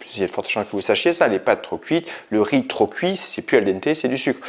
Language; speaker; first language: French; native; French